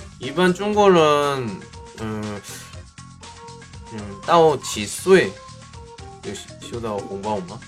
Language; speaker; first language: Chinese; non-native, learner; Korean